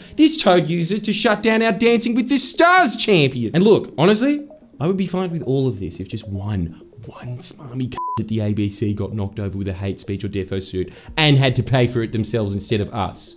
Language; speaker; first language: English; native; English